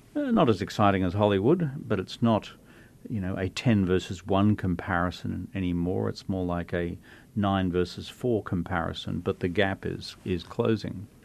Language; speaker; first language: English; native; English